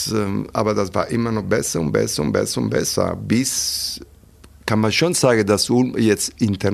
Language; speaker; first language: German; non-native, fluent; Italian